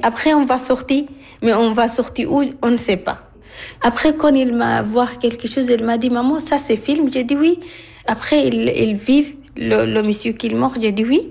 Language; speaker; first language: French; non-native, learner; Arabic